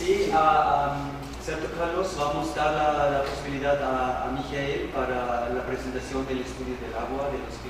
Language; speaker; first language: Spanish; non-native, learner; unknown